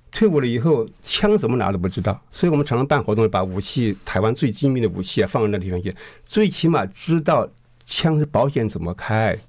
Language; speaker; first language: Chinese; early bilingual, heritage; Chinese